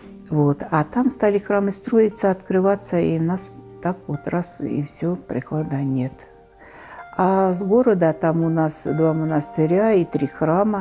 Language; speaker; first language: Russian; native; Russian